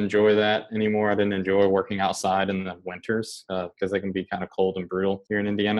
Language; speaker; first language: English; native; English